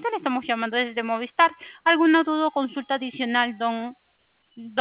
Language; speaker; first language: Spanish; native; Spanish